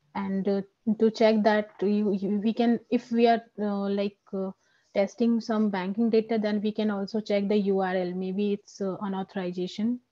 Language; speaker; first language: English; non-native, local second language; Hindi